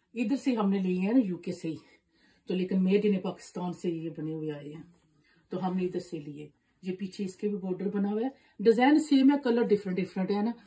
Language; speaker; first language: Urdu; non-native, local second language; Punjabi